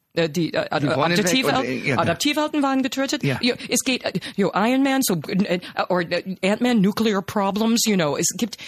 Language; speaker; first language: German; non-native, fluent; English